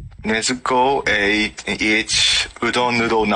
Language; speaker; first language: English; non-native, learner; Japanese